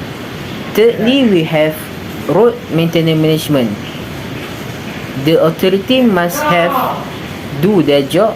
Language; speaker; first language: English; non-native, local second language; Malay